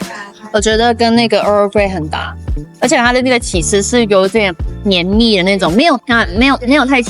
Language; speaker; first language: Chinese; native; Chinese